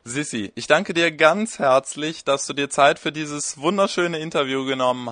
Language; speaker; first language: German; native; German